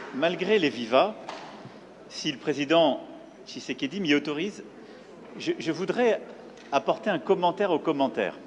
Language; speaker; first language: French; native; French